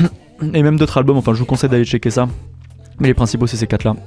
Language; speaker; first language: French; native; French